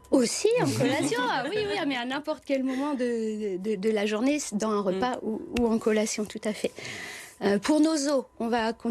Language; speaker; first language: French; native; French